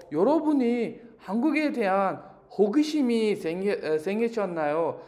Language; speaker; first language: Korean; non-native, fluent; Uzbek